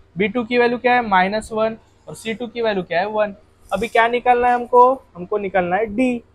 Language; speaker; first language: Hindi; non-native, local second language; Marathi